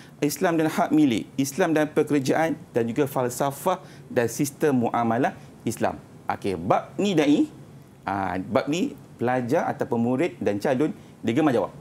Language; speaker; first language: Malay; native; Malay